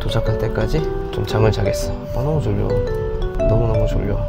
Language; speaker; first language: Korean; native; Korean